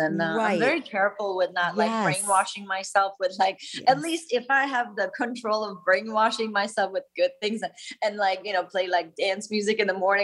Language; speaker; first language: English; non-native, fluent; German